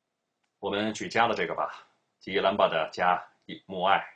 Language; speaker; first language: Chinese; native; Chinese